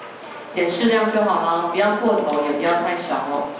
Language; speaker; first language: Chinese; native; Chinese